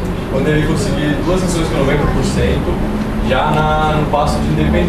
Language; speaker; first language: Portuguese; native; Portuguese